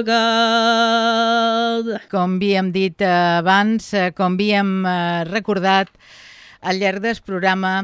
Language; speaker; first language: Catalan; native; Catalan